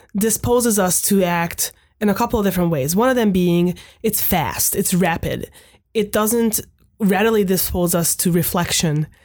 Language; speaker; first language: English; non-native, fluent; Hungarian